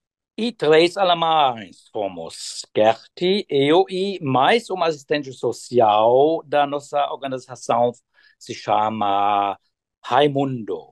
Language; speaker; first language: Portuguese; non-native, fluent; German